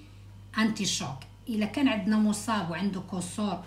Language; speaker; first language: Arabic; native; Arabic